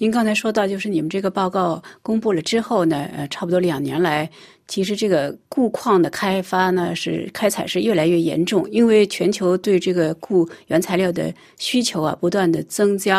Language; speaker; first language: Chinese; native; Chinese